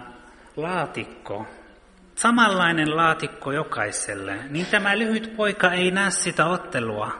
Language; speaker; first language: Finnish; early bilingual, heritage; Finnish